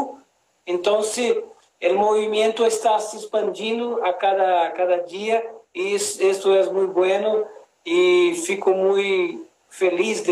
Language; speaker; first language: Spanish; non-native, learner; Portuguese